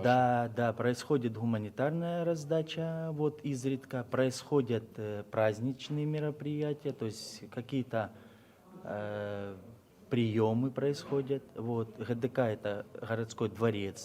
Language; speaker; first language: Russian; native; Russian